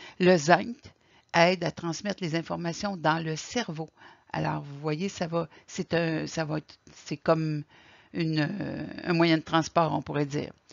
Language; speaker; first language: French; native; French